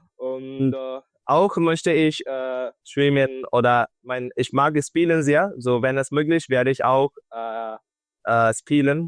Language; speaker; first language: German; non-native, learner; Bangla